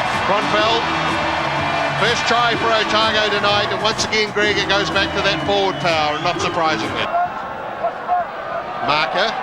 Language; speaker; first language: English; native; English